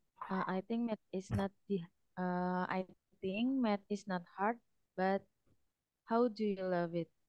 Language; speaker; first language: English; non-native, learner; Indonesian